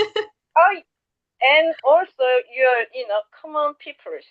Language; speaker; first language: English; non-native, learner; Korean